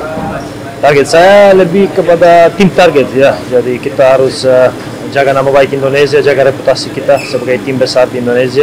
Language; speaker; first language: Indonesian; non-native, fluent; Serbian